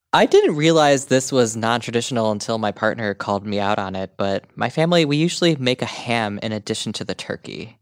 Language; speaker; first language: English; native; English